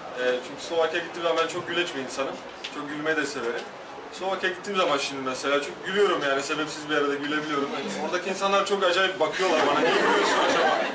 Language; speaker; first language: Turkish; non-native, fluent; Slovak